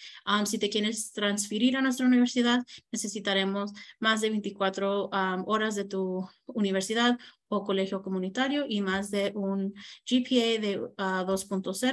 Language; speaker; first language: Spanish; early bilingual, heritage; Spanish